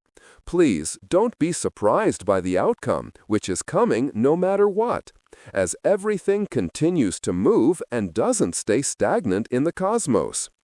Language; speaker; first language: English; non-native, fluent; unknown